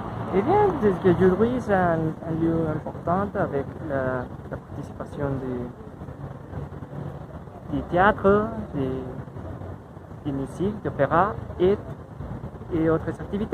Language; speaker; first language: French; non-native, learner; Spanish